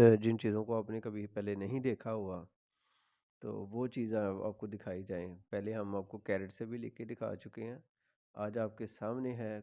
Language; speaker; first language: Urdu; non-native, local second language; Punjabi